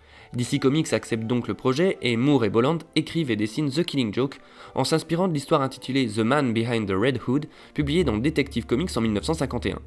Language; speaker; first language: French; native; French